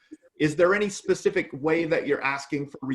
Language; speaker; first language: English; native; English